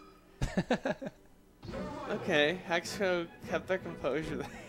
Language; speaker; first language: English; native; English